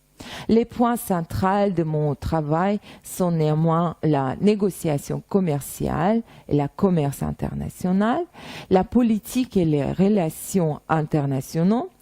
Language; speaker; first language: French; non-native, fluent; Russian